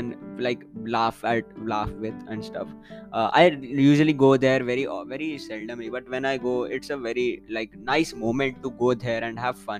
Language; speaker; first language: English; non-native, local second language; Hindi